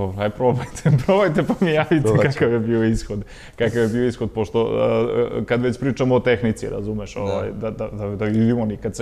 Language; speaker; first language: Serbian; native; Serbian